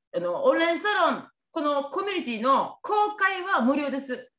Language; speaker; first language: Japanese; native; Japanese